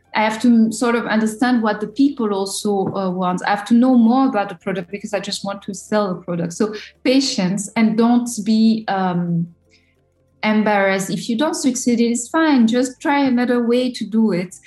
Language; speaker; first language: English; non-native, fluent; French